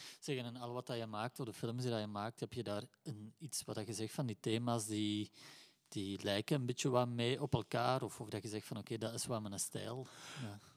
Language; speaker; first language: Dutch; native; Dutch